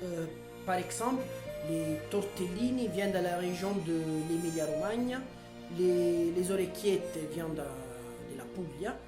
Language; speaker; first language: French; non-native, fluent; Italian